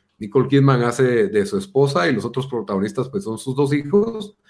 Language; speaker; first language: Spanish; native; Spanish